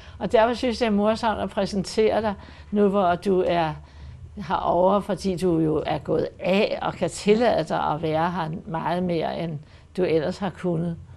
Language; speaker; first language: Danish; native; Danish